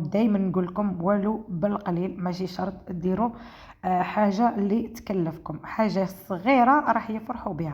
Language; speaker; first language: Arabic; native; Arabic